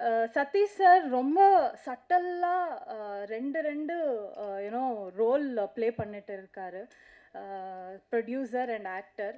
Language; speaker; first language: Tamil; non-native, learner; Kannada